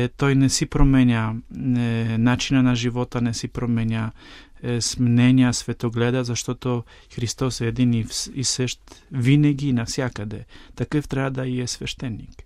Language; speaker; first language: Bulgarian; non-native, fluent; Polish